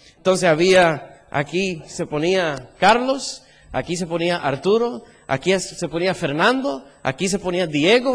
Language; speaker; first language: Spanish; early bilingual, heritage; Spanish